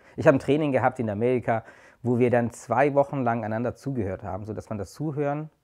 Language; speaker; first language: German; non-native, fluent; Persian